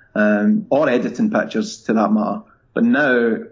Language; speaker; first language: English; native; English